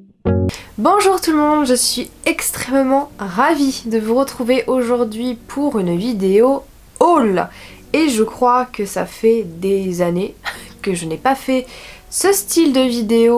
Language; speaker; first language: French; native; French